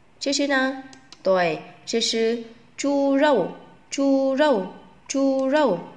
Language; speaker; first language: Chinese; non-native, fluent; Vietnamese